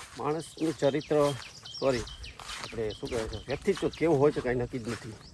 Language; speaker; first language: Gujarati; non-native, local second language; Kachhi